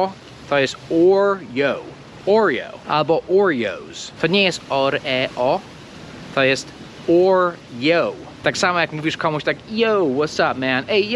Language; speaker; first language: Polish; non-native, fluent; English